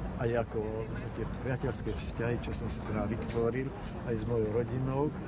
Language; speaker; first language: Slovak; native; Slovak